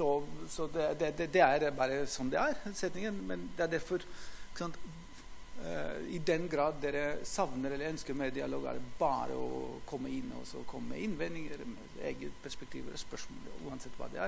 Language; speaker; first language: Norwegian; non-native, fluent; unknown